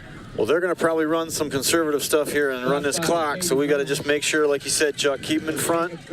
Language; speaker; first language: English; native; English